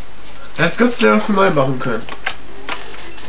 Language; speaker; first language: German; native; German